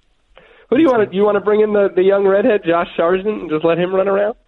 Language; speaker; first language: English; native; English